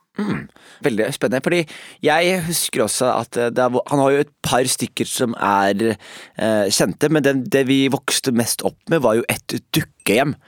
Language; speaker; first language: Norwegian; native; Norwegian